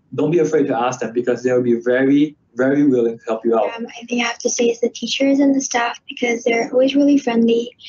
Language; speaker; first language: English; non-native, fluent; Indonesian